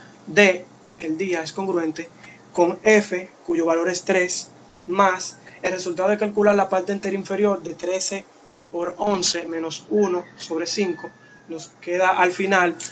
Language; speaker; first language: Spanish; native; Spanish